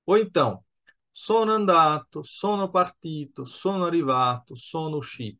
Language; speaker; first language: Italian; non-native, fluent; Portuguese